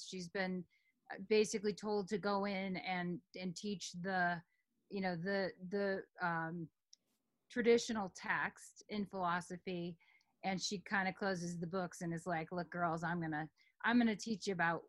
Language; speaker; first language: English; native; English